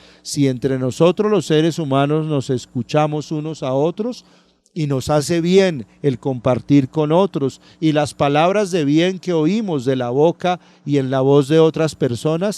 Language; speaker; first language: Spanish; native; Spanish